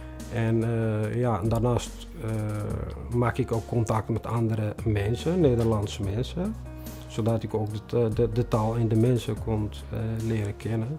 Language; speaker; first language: Dutch; non-native, fluent; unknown